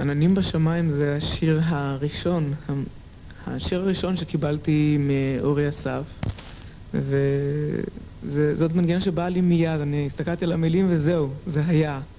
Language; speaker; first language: Hebrew; native; Hebrew